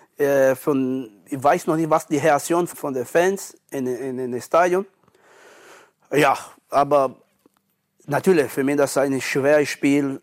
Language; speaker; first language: German; non-native, learner; Portuguese